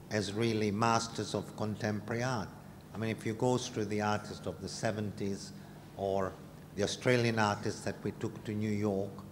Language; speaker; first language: English; non-native, fluent; Hungarian